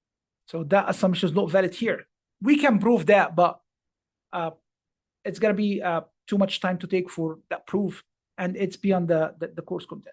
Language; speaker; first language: English; non-native, fluent; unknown